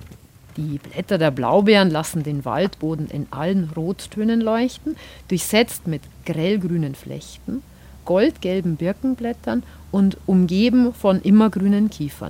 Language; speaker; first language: German; native; German